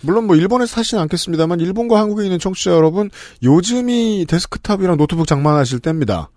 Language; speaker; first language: Korean; native; Korean